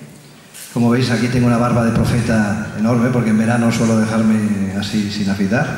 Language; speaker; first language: Spanish; native; Spanish